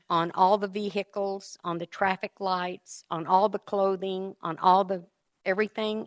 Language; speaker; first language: English; native; English